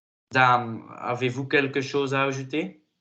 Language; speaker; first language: French; non-native, learner; Dutch